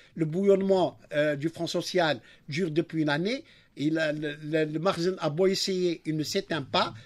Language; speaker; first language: French; non-native, local second language; Arabic